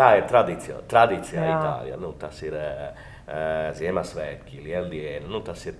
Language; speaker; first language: Latvian; non-native, learner; Italian